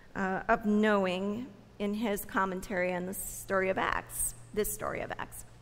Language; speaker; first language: English; native; English